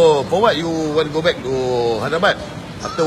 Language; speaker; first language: English; non-native, local second language; Malay